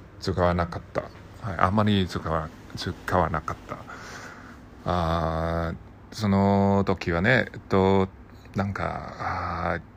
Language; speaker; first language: Japanese; non-native, learner; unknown